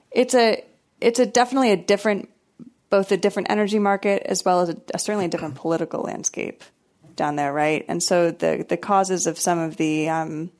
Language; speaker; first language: English; native; English